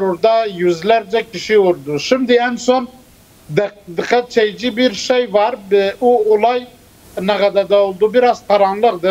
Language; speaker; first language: Turkish; non-native, fluent; Kurdish